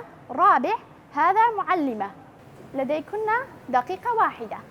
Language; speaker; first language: Arabic; non-native, local second language; Central Kurdish